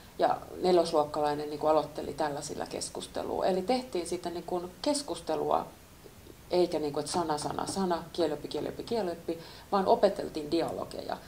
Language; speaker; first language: Finnish; native; Finnish